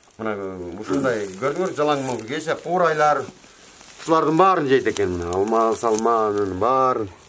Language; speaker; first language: Kyrgyz; native; Kyrgyz